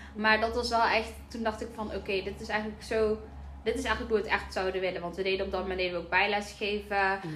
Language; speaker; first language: Dutch; early bilingual, other home language; Somali